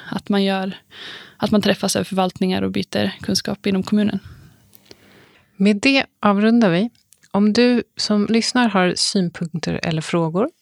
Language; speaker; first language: Swedish; native; Swedish